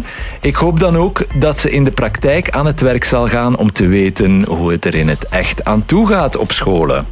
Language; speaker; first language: Dutch; native; Dutch